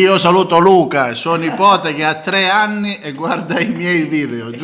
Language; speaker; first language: Italian; native; Italian